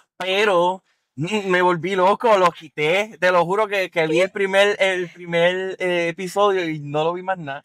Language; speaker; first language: Spanish; native; Spanish